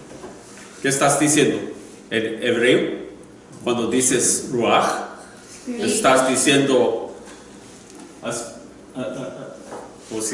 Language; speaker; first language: Spanish; non-native, learner; English